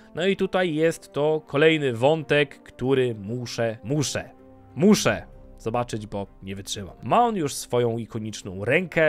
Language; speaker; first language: Polish; native; Polish